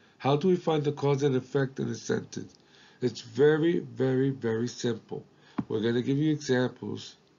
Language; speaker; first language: English; non-native, local second language; Spanish